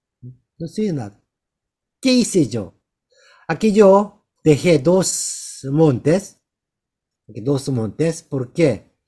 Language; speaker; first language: Spanish; non-native, learner; Korean